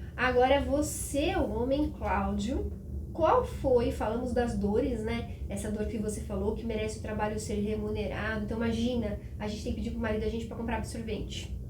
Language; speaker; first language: Portuguese; native; Portuguese